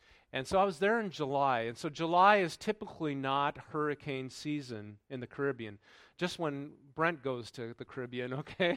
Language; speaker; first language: English; native; English